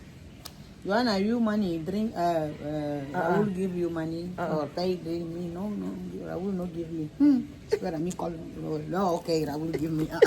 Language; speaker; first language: English; non-native, learner; Spanish